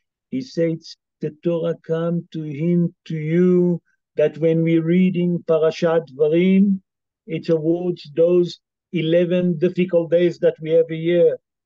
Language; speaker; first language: English; non-native, fluent; Hebrew